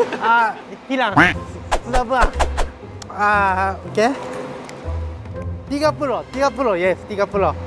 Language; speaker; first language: Indonesian; non-native, learner; Japanese